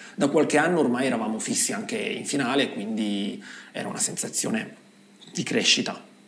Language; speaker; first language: Italian; native; Italian